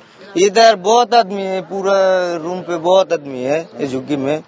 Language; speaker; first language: Hindi; non-native, learner; Bangla